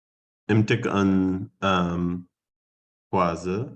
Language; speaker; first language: Vietnamese; non-native, learner; English